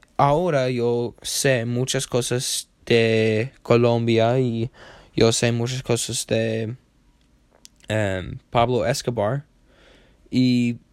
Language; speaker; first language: Spanish; non-native, learner; English